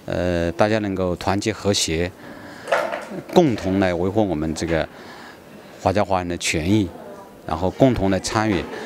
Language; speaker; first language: Chinese; native; Chinese